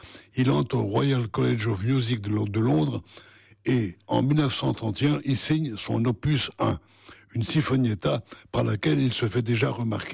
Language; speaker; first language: French; native; French